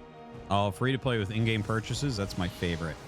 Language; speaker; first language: English; native; English